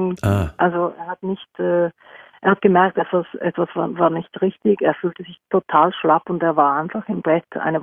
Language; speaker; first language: German; non-native, fluent; Norwegian